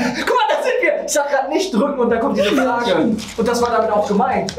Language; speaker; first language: German; native; German